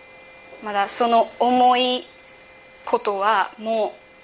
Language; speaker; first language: Japanese; early bilingual, heritage; English